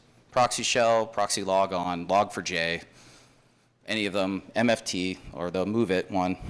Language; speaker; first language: English; native; English